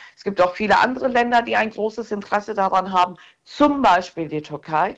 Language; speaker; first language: German; early bilingual, other home language; Turkish